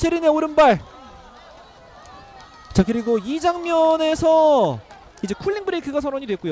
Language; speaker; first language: Korean; native; Korean